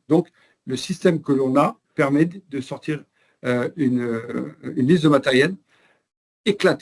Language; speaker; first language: French; native; French